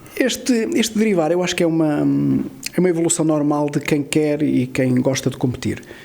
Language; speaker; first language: Portuguese; early bilingual, heritage; Portuguese